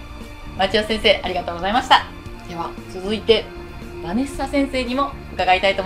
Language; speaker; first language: Japanese; native; Japanese